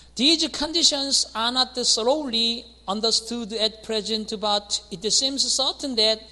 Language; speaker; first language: English; non-native, fluent; Korean